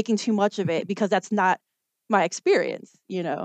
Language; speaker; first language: English; native; English